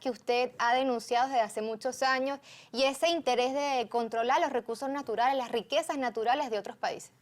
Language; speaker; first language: Spanish; native; Spanish